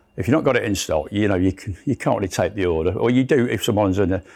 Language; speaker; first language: English; native; English